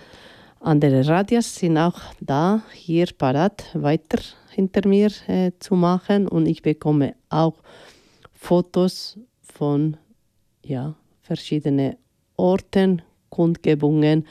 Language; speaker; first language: German; non-native, fluent; Spanish